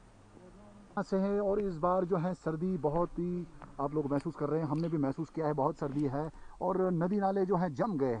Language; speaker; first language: Urdu; non-native, local second language; Kashmiri